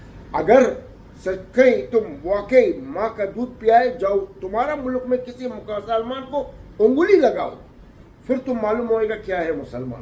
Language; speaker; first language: Hindi; non-native, learner; Arabic